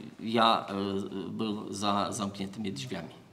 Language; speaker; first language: Polish; non-native, learner; Ukrainian